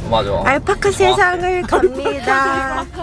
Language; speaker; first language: Korean; early bilingual, heritage; Korean